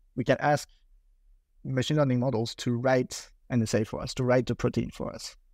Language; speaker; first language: English; non-native, fluent; French